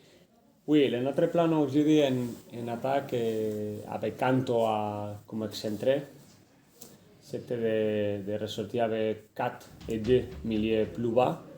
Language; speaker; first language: French; non-native, fluent; Spanish